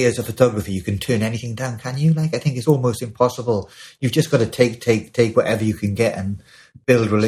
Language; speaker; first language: English; native; English